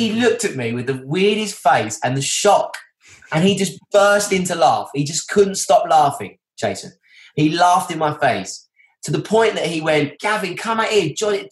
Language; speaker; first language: English; native; English